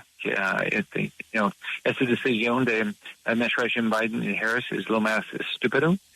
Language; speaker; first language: Spanish; non-native, learner; English